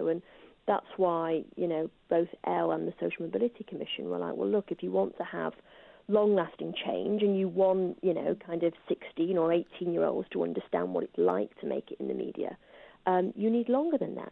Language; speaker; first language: English; native; English